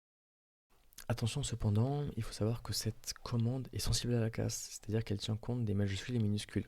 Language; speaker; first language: French; native; French